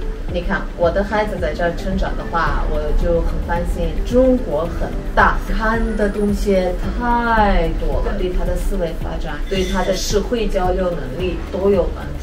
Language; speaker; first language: Chinese; non-native, fluent; Armenian